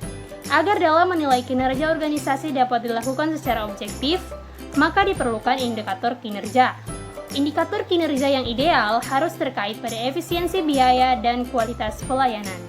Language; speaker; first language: Indonesian; native; Indonesian